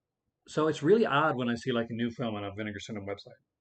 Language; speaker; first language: English; native; English